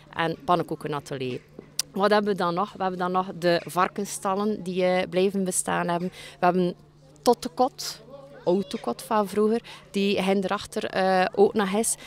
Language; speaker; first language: Dutch; native; Dutch